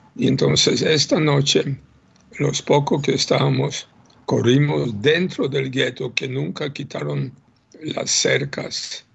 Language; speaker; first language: Spanish; non-native, fluent; Polish